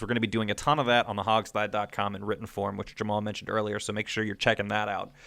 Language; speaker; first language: English; native; English